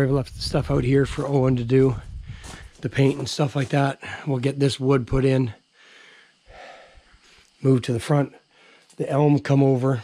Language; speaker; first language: English; native; English